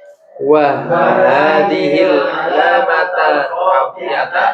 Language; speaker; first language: Arabic; non-native, learner; Indonesian